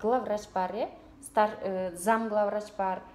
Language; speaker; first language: Russian; non-native, local second language; Kyrgyz